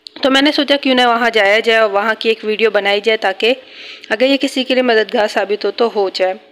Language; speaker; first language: Urdu; native; Urdu